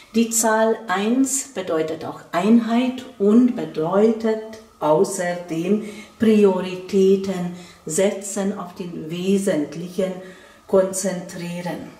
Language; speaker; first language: German; non-native, fluent; Hungarian